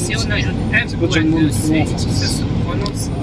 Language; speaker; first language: French; non-native, local second language; Arabic